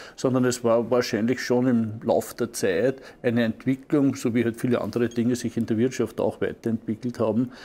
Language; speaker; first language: German; native; German